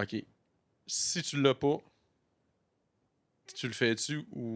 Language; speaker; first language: French; native; French